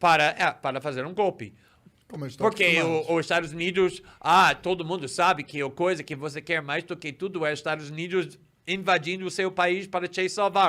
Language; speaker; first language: Portuguese; non-native, fluent; English